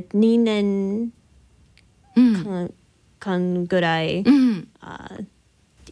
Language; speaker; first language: Japanese; non-native, learner; English